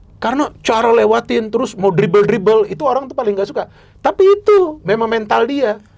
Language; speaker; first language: Indonesian; native; Indonesian